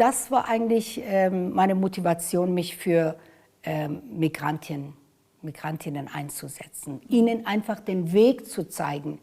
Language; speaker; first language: German; non-native, fluent; Persian